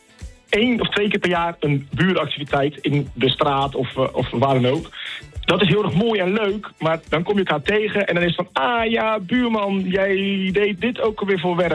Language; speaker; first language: Dutch; native; Dutch